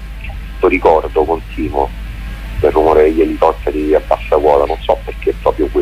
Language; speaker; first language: Italian; native; Italian